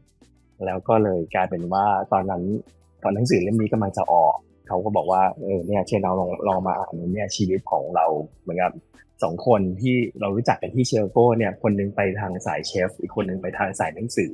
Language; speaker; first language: Thai; native; Thai